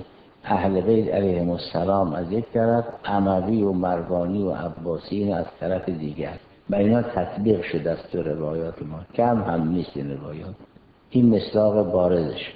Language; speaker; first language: Persian; native; Persian